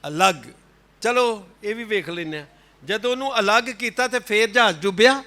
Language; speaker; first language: Urdu; non-native, local second language; Punjabi